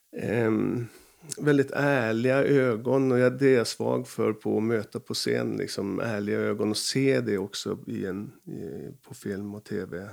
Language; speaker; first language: Swedish; native; Swedish